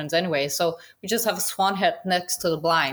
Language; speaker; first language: English; non-native, fluent; Danish